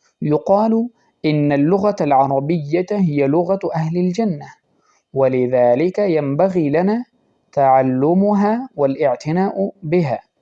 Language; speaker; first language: Arabic; non-native, fluent; Pashto